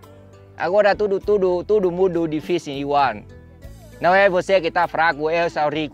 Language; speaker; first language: Portuguese; non-native, learner; Vietnamese